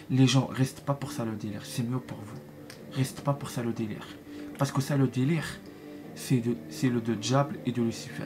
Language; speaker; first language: French; non-native, learner; Arabic